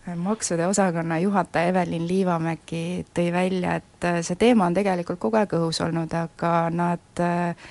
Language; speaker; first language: Estonian; native; Estonian